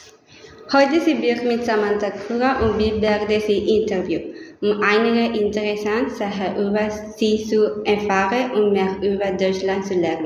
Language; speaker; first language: German; non-native, learner; Spanish